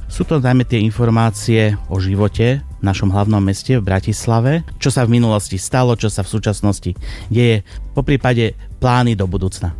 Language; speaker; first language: Slovak; native; Slovak